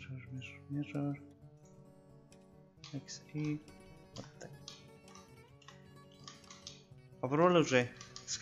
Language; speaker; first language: Russian; non-native, learner; Spanish